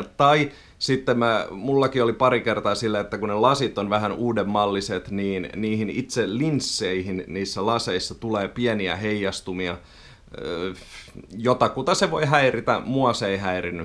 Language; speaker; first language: Finnish; native; Finnish